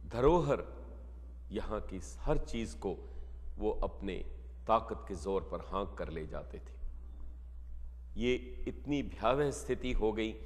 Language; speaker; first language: Hindi; non-native, local second language; Punjabi